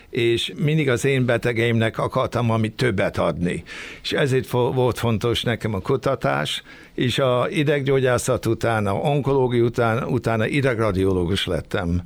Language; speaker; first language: Hungarian; early bilingual, heritage; Hungarian